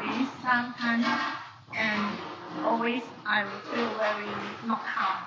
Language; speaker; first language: English; non-native, learner; Thai